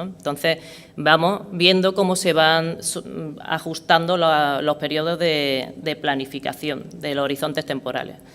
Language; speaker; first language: Spanish; native; Spanish